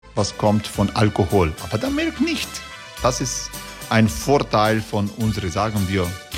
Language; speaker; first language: German; non-native, learner; Croatian